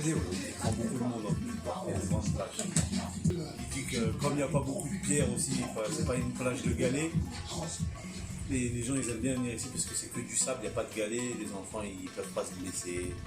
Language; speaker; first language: French; non-native, local second language; Arabic